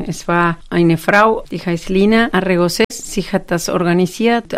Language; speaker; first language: German; non-native, fluent; Spanish